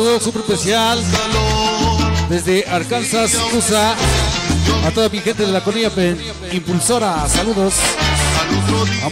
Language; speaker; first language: Spanish; native; Spanish